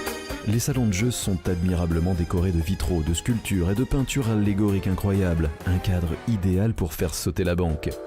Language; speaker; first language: French; native; French